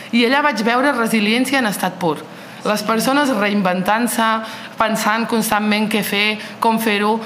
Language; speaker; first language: Catalan; early bilingual, other home language; Riffian